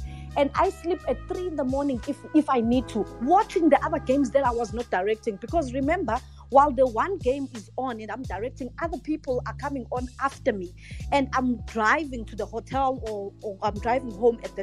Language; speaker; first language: English; non-native, local second language; Zulu